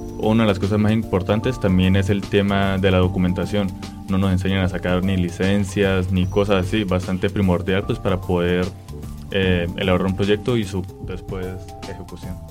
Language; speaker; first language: Spanish; native; Spanish